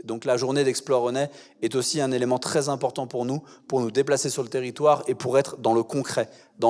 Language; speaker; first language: French; native; French